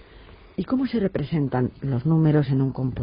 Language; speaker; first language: Spanish; native; Spanish